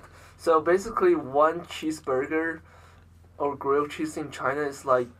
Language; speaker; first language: English; non-native, learner; Chinese